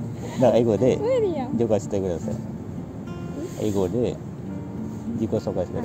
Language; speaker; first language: Japanese; non-native, fluent; Indonesian